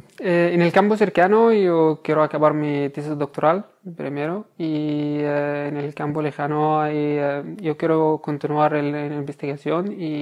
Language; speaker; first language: Spanish; non-native, fluent; Arabic